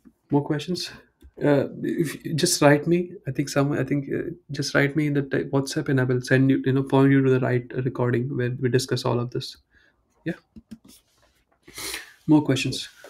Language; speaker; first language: English; non-native, local second language; Hindi